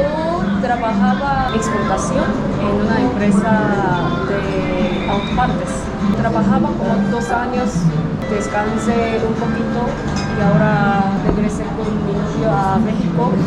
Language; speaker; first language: Spanish; non-native, learner; Korean